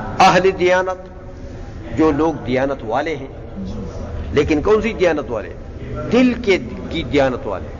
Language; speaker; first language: Urdu; non-native, local second language; Pashto